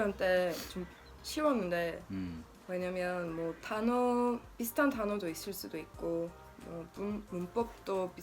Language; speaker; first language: Korean; non-native, learner; Swedish